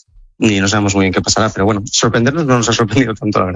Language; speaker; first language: Spanish; native; Spanish